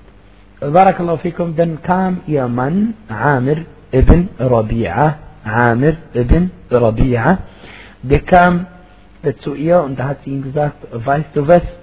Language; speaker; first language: German; non-native, fluent; Arabic